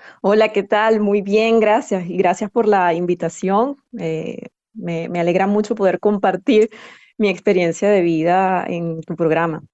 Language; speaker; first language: Spanish; native; Spanish